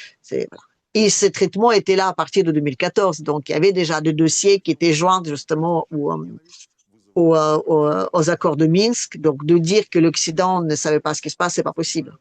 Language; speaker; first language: French; non-native, fluent; Russian